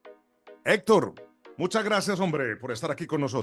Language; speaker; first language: Spanish; native; Spanish